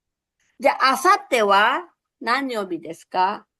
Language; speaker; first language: Japanese; non-native, fluent; Filipino